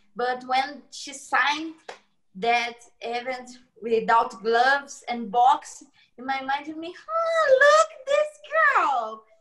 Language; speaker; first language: English; non-native, fluent; Portuguese